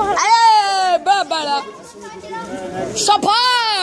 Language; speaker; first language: French; native; French